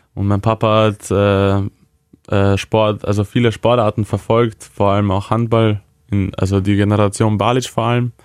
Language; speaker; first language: German; early bilingual, other home language; Croatian